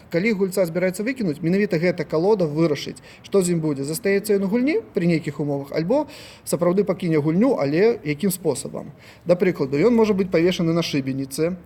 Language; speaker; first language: Belarusian; non-native, local second language; Russian